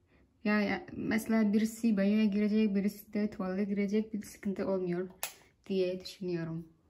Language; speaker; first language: Turkish; non-native, learner; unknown